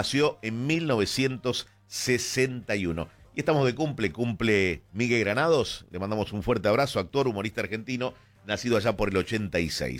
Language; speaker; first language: Spanish; native; Spanish